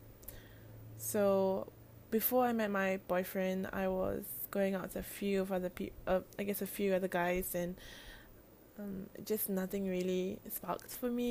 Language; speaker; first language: English; native; English